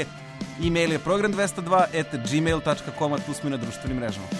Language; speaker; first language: Serbian; native; Serbian